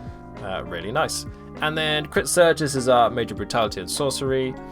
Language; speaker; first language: English; native; English